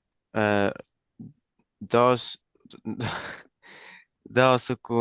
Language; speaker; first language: Arabic; non-native, learner; Estonian